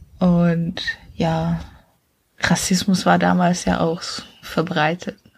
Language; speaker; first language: German; non-native, fluent; Czech